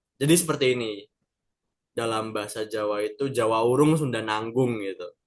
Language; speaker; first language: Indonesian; non-native, local second language; Sundanese